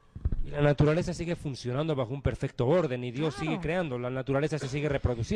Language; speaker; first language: Spanish; native; Spanish